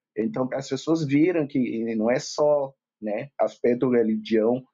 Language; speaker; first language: Portuguese; non-native, fluent; Yoruba